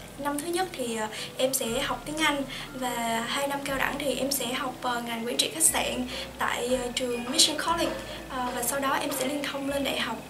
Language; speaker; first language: Vietnamese; native; Vietnamese